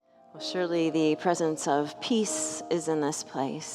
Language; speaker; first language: English; native; English